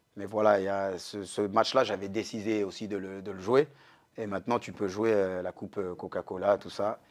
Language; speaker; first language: French; native; French